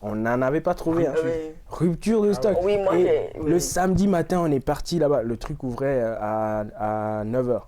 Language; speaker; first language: French; non-native, local second language; Ewe